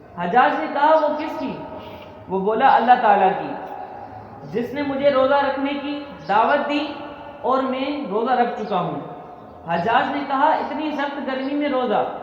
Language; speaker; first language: Urdu; non-native, local second language; Sindhi